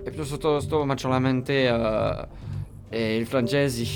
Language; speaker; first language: Italian; non-native, learner; French